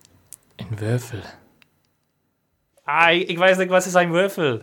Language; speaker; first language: German; non-native, learner; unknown